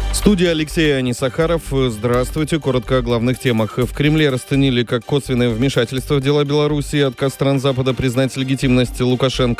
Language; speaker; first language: Russian; native; Russian